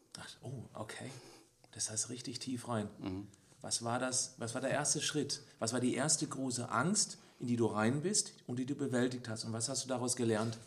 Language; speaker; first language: German; native; German